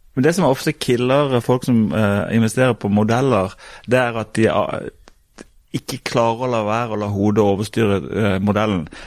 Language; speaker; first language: Norwegian; native; Norwegian